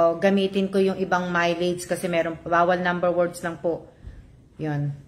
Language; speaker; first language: Filipino; native; Filipino